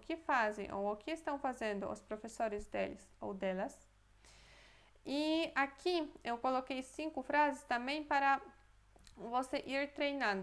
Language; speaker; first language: Portuguese; non-native, fluent; Polish